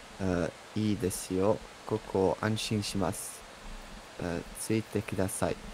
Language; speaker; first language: Japanese; non-native, learner; English